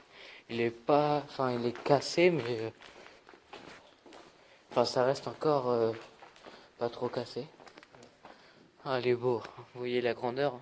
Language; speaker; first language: French; native; French